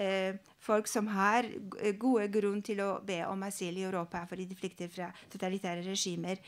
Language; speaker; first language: Norwegian; non-native, fluent; Polish